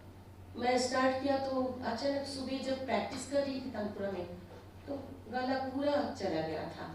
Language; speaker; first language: Hindi; non-native, local second language; Bangla